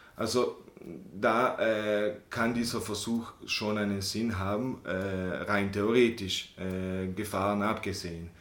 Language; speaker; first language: German; non-native, local second language; Italian